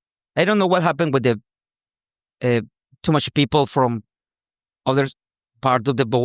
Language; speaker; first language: English; non-native, local second language; Spanish